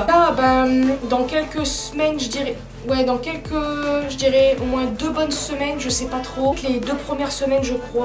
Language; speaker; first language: French; native; French